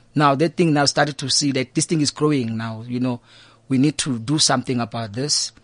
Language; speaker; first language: English; non-native, local second language; Zulu